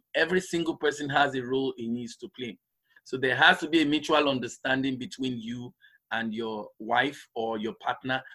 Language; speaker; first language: English; non-native, local second language; Igbo